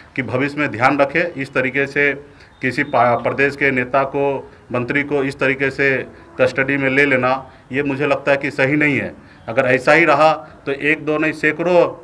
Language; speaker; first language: Hindi; native; Hindi